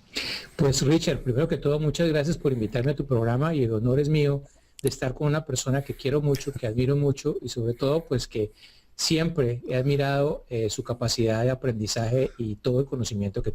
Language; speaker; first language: Spanish; native; Spanish